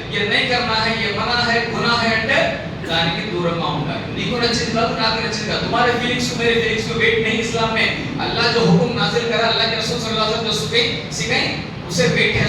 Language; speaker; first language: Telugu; non-native, local second language; Urdu